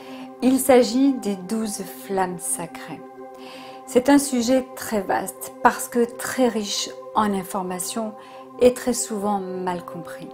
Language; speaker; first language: French; native; French